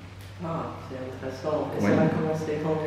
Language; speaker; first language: French; non-native, fluent; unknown